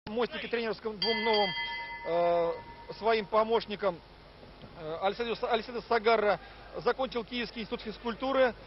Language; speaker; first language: Russian; native; Russian